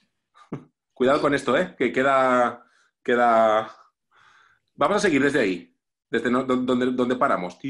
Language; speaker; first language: Spanish; native; Spanish